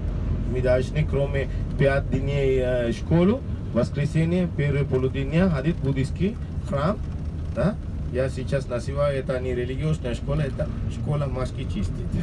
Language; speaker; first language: Russian; non-native, learner; Sinhala